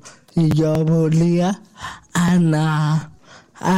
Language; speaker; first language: Catalan; non-native, local second language; Spanish